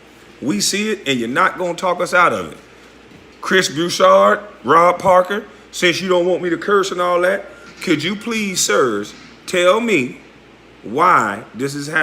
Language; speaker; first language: English; native; English